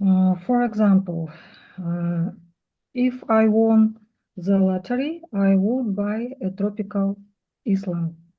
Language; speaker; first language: English; non-native, learner; Russian